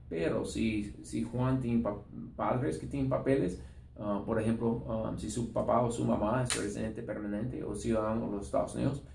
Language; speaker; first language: Spanish; non-native, fluent; English